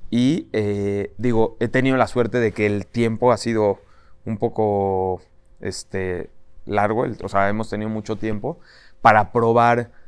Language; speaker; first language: Spanish; native; Spanish